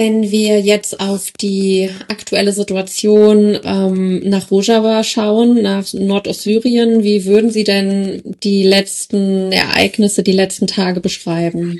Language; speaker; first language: German; native; German